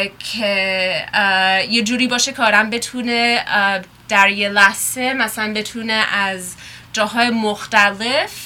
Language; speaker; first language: Persian; early bilingual, heritage; Persian